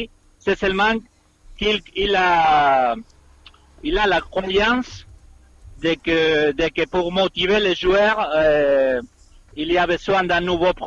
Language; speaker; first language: French; non-native, fluent; Spanish